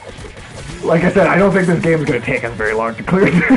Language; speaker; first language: English; native; English